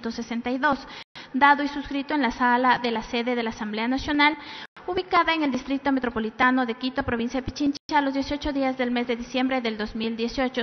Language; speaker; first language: Spanish; native; Spanish